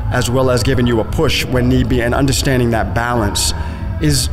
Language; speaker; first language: English; native; English